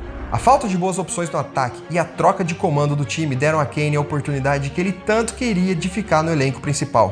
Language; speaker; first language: Portuguese; native; Portuguese